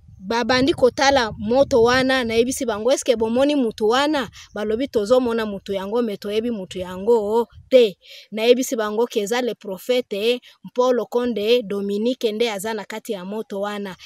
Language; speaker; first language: Lingala; non-native, local second language; Swahili